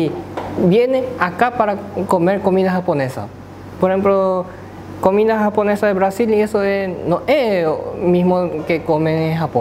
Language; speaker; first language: Spanish; non-native, local second language; Japanese